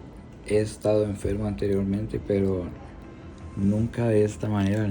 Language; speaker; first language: Spanish; native; Spanish